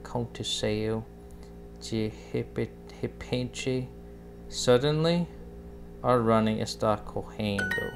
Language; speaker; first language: Portuguese; non-native, learner; English